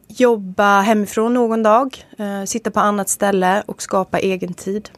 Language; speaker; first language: Swedish; native; Swedish